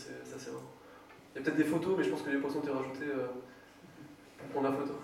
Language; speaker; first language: French; native; French